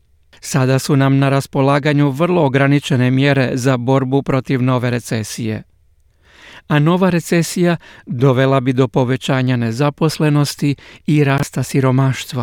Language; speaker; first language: Croatian; native; Croatian